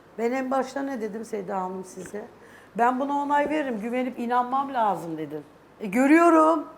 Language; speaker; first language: Turkish; native; Turkish